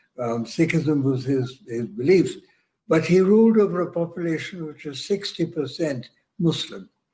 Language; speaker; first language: English; non-native, local second language; Punjabi